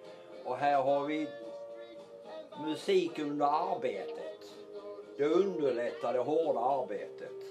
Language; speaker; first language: Swedish; native; Swedish